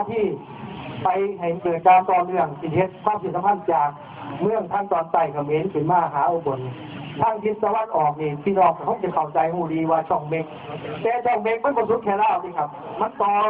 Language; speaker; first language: Thai; non-native, local second language; Lao